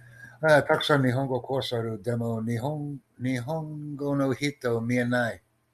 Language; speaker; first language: Japanese; non-native, learner; English